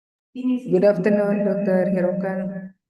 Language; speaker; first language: English; non-native, fluent; Indonesian